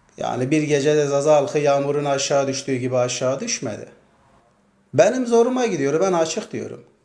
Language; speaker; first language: Turkish; non-native, local second language; Zaza